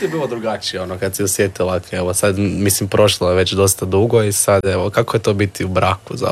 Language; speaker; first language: Serbian; native; Serbian